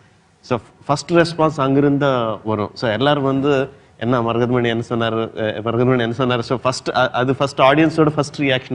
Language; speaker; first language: Tamil; non-native, fluent; Telugu